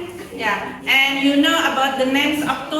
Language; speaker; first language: English; non-native, fluent; Indonesian